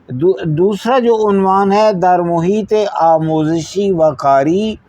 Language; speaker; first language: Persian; non-native, fluent; Urdu